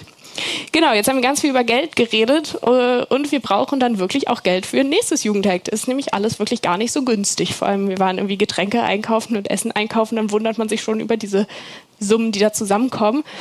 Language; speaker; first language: German; native; German